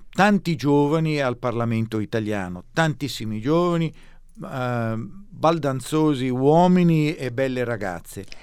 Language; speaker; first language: Italian; native; Italian